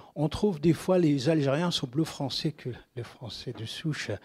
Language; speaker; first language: French; non-native, local second language; Arabic